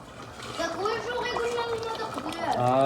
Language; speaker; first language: Arabic; native; Arabic